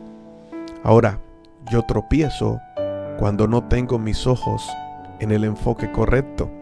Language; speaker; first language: Spanish; native; Spanish